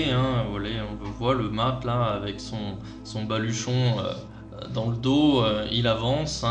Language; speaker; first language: French; native; French